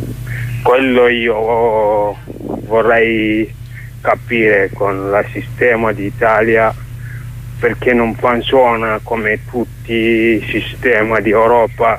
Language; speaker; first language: Italian; non-native, learner; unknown